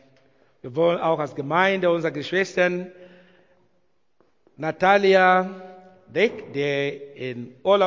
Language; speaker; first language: German; non-native, learner; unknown